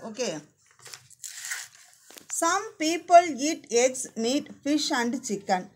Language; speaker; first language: English; non-native, local second language; Tamil